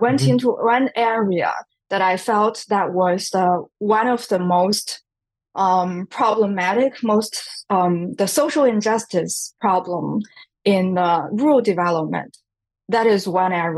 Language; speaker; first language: English; non-native, fluent; Chinese